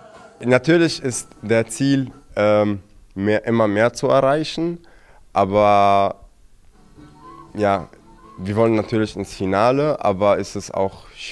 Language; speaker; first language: German; non-native, fluent; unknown